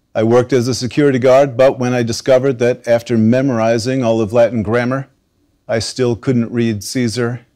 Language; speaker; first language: English; native; English